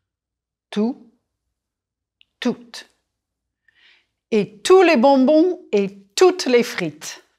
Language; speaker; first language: French; non-native, fluent; English